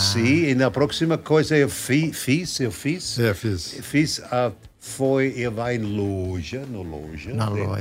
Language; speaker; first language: Portuguese; non-native, learner; German